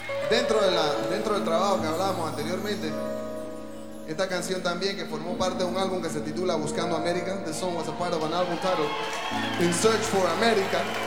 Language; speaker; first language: Spanish; native; Spanish